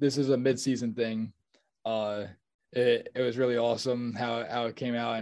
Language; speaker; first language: English; native; English